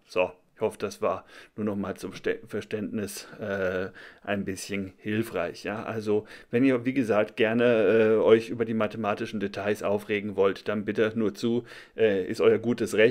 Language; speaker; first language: German; native; German